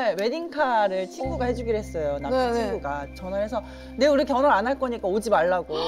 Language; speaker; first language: Korean; native; Korean